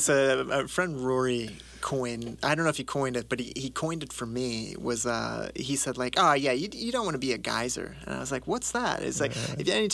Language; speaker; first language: English; native; English